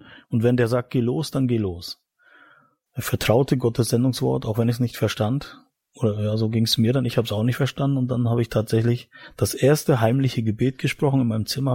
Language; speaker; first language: German; native; German